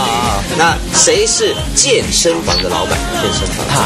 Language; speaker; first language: Chinese; native; Chinese